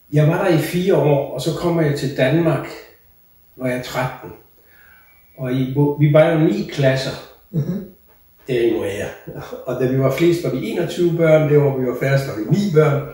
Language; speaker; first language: Danish; early bilingual, heritage; Danish